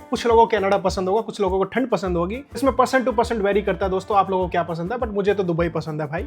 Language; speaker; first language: Hindi; native; Hindi